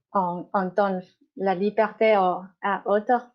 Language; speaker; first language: French; non-native, fluent; Chinese